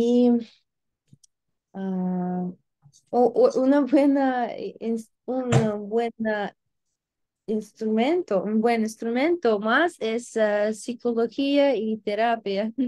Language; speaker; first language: Spanish; non-native, learner; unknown